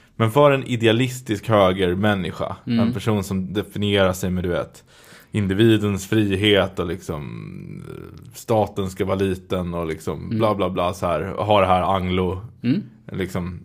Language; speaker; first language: Swedish; native; Swedish